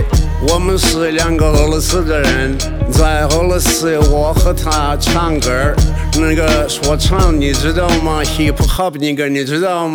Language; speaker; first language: Chinese; non-native, learner; Russian